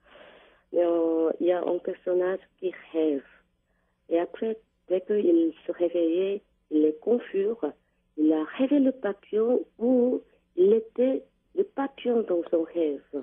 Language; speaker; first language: French; non-native, learner; Korean